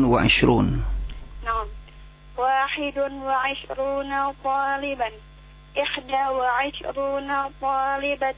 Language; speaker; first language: Arabic; non-native, learner; Indonesian